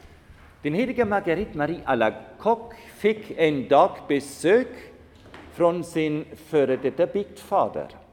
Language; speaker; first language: Swedish; non-native, fluent; German